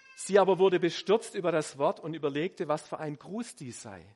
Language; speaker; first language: German; native; German